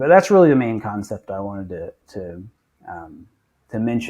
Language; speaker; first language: English; native; English